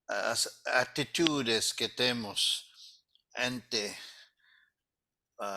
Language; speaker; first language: Portuguese; non-native, fluent; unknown